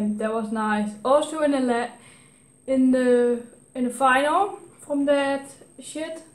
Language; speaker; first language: English; non-native, learner; Dutch